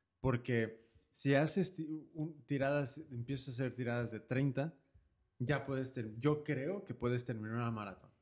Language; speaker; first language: Spanish; native; Spanish